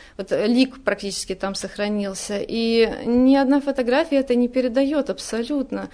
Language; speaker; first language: Russian; native; Russian